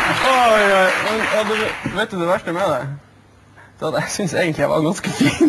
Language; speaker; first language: Norwegian; native; Norwegian